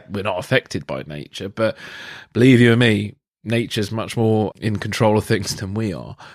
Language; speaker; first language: English; native; English